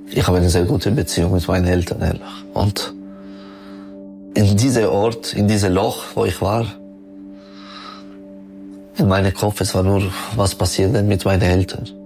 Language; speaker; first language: German; non-native, learner; French